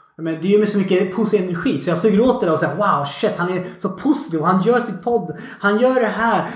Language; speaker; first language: Swedish; early bilingual, other home language; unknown